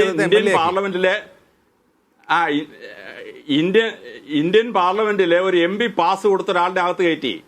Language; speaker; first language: Malayalam; native; Malayalam